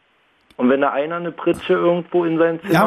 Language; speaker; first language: German; native; German